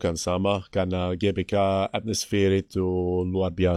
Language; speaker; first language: Indonesian; non-native, fluent; English